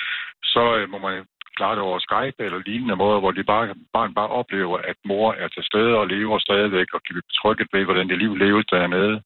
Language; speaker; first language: Danish; native; Danish